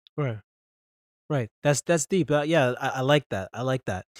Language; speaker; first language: English; native; English